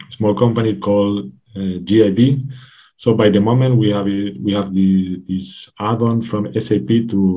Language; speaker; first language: English; non-native, fluent; Spanish